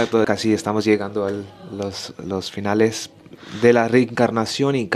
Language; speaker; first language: Spanish; non-native, learner; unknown